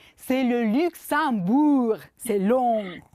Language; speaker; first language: French; non-native, fluent; Romanian